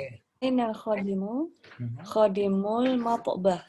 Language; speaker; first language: Arabic; non-native, learner; Indonesian